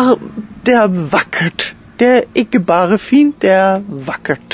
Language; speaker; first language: Norwegian; non-native, learner; German